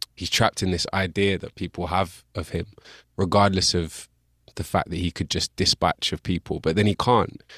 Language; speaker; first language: English; native; English